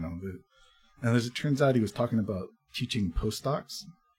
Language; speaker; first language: English; native; English